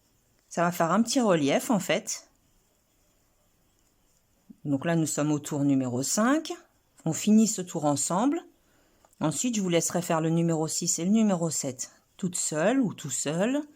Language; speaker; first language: French; native; French